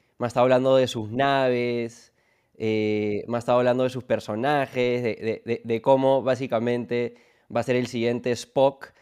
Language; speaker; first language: Spanish; native; Spanish